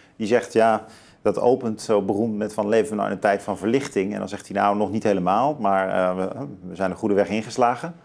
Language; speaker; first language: Dutch; native; Dutch